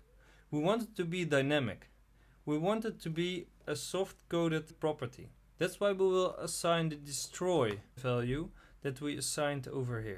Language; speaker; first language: English; non-native, fluent; Dutch